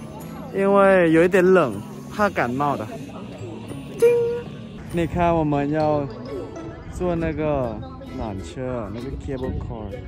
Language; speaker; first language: Chinese; non-native, fluent; Thai